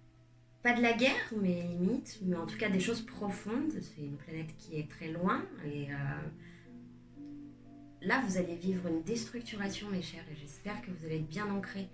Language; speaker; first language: French; native; French